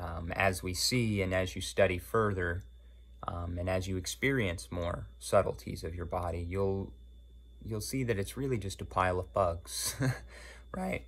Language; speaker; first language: English; native; English